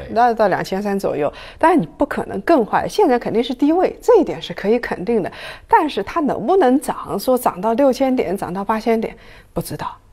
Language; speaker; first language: Chinese; native; Chinese